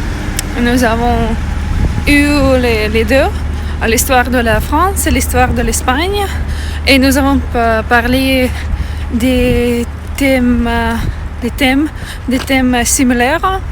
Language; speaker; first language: French; non-native, learner; Russian